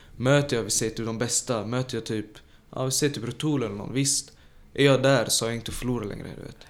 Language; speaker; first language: Swedish; early bilingual, other home language; Tajik